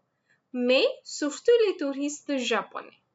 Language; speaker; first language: French; non-native, fluent; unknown